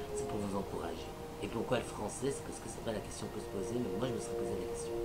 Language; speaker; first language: French; early bilingual, other home language; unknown